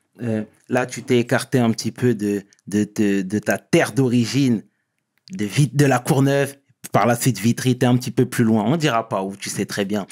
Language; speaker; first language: French; native; French